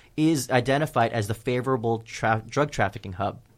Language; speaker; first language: English; early bilingual, other home language; Filipino